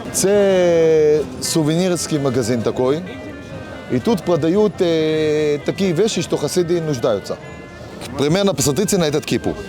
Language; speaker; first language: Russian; early bilingual, heritage; Hebrew